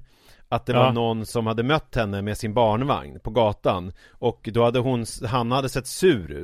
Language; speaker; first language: Swedish; native; Swedish